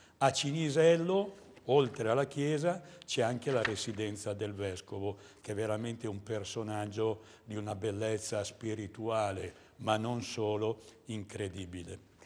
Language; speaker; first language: Italian; native; Italian